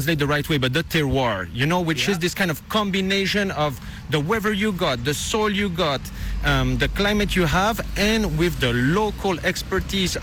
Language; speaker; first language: English; non-native, fluent; Dutch